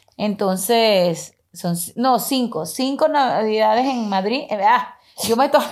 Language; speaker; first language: Spanish; native; Spanish